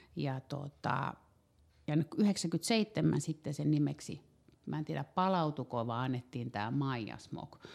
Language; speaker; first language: Finnish; native; Finnish